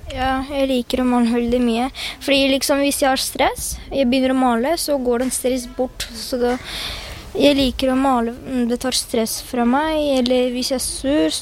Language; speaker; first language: Norwegian; early bilingual, other home language; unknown